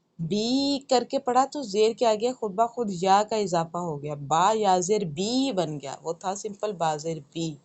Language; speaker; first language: Urdu; native; Urdu